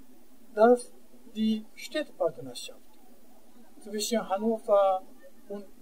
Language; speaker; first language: German; non-native, fluent; Japanese